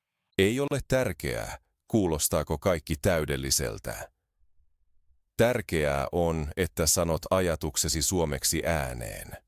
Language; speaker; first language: Finnish; non-native, fluent; Spanish